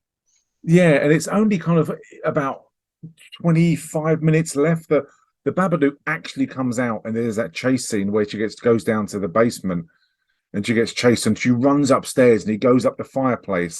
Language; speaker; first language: English; native; English